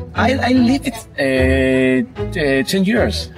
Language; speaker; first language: English; non-native, learner; Spanish